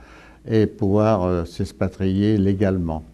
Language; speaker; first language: French; early bilingual, other home language; Italian